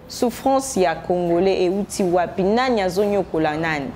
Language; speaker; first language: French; non-native, local second language; Lingala